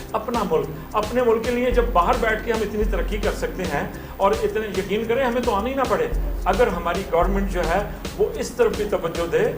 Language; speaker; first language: Urdu; non-native, local second language; Punjabi